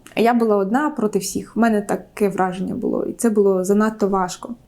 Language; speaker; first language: Ukrainian; non-native, local second language; Russian